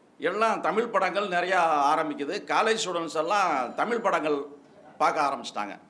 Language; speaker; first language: Tamil; native; Tamil